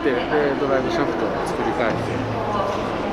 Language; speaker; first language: Japanese; native; Japanese